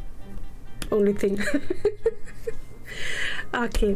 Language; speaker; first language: English; non-native, learner; German